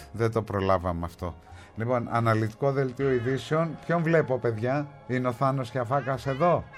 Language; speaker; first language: Greek; native; Greek